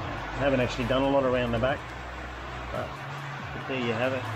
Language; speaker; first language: English; native; English